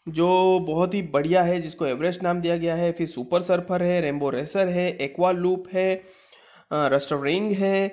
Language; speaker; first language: Hindi; non-native, local second language; Gujarati